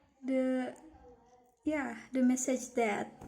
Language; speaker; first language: English; non-native, learner; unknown